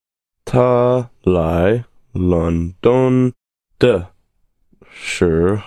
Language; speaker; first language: Chinese; non-native, learner; English